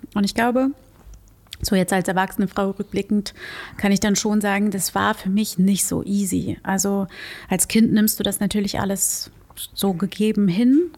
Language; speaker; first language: German; early bilingual, other home language; Portuguese